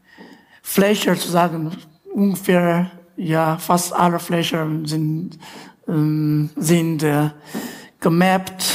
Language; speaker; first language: German; non-native, fluent; Chinese